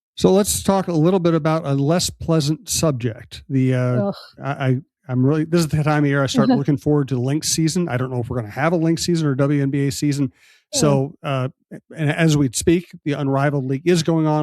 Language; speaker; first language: English; native; English